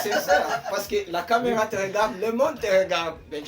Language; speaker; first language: French; non-native, local second language; Swahili